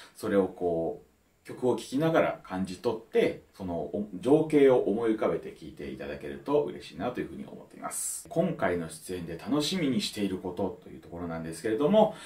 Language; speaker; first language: Japanese; native; Japanese